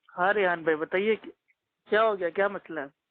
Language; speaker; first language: Hindi; native; Hindi